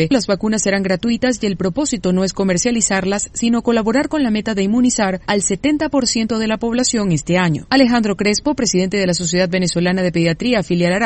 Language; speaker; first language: Spanish; native; Spanish